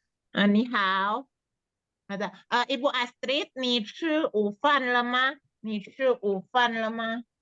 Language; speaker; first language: Chinese; non-native, fluent; Indonesian